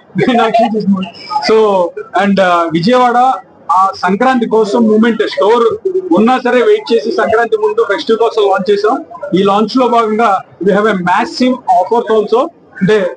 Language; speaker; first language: Telugu; native; Telugu